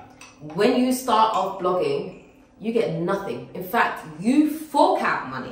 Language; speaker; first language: English; native; English